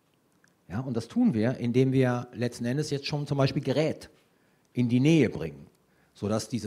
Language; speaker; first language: German; native; German